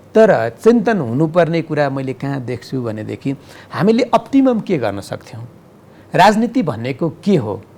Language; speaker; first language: Nepali; native; Nepali